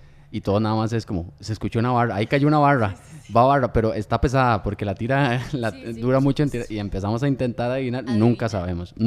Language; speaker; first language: Spanish; native; Spanish